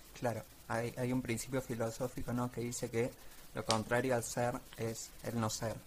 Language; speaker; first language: Spanish; native; Spanish